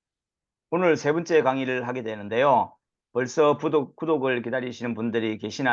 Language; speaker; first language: Korean; native; Korean